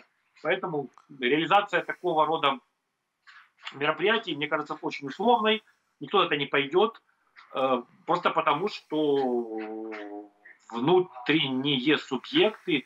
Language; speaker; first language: Russian; native; Russian